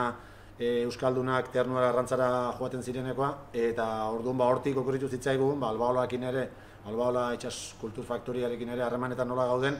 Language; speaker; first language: Basque; native; Basque